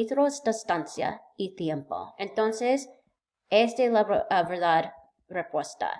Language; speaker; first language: Spanish; non-native, learner; English